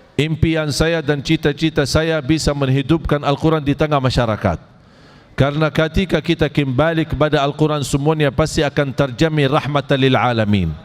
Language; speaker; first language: Malay; non-native, fluent; Arabic